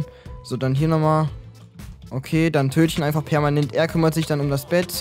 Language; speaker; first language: German; native; German